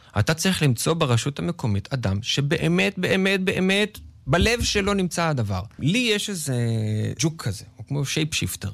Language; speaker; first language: Hebrew; native; Hebrew